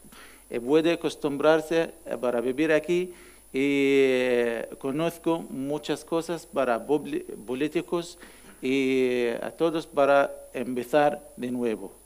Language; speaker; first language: Spanish; non-native, learner; Arabic